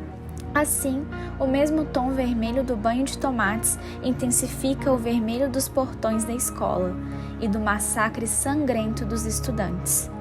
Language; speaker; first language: Portuguese; native; Portuguese